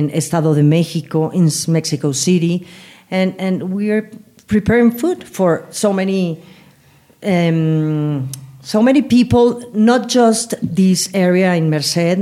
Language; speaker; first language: English; non-native, learner; Spanish